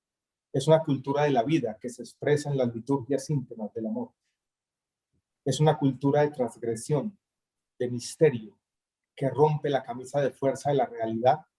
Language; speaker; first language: Spanish; native; Spanish